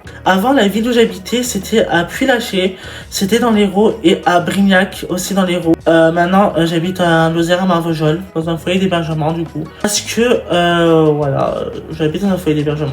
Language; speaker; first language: French; native; French